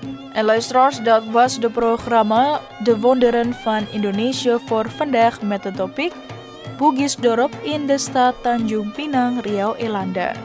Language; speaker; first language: Dutch; non-native, fluent; Indonesian